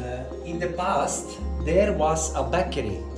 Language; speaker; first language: English; non-native, learner; Italian